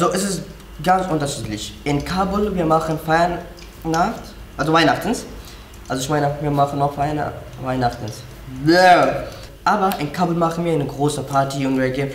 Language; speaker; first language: German; non-native, learner; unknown